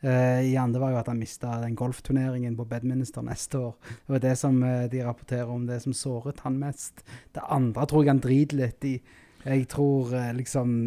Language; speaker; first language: Norwegian; native; Norwegian